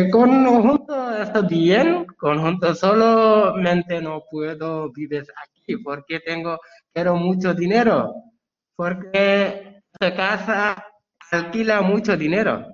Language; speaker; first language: Spanish; non-native, learner; Bangla